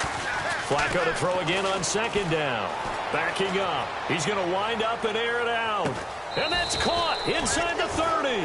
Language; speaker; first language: English; native; English